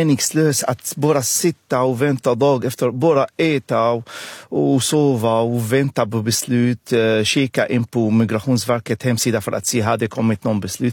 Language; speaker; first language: Swedish; non-native, fluent; Arabic